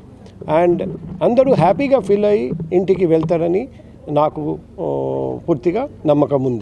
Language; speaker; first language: Telugu; non-native, local second language; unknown